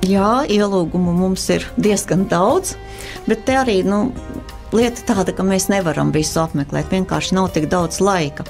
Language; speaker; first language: Latvian; native; Latvian